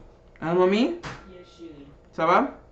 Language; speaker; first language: French; native; French